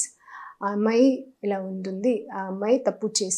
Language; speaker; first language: Telugu; non-native, learner; Hindi